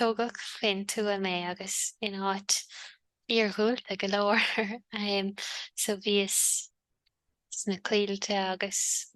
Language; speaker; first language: Irish; native; Irish